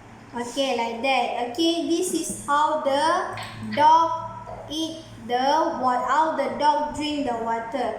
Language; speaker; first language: English; non-native, learner; Malay